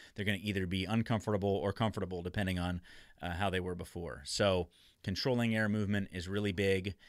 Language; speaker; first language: English; native; English